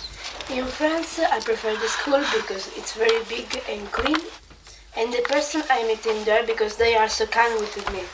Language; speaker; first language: English; non-native, learner; Italian